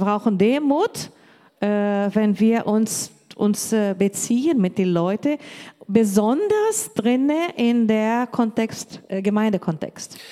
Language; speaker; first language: German; non-native, learner; Portuguese